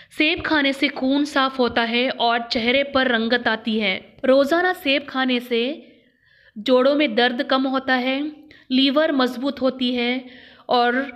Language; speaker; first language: Hindi; non-native, local second language; Kannada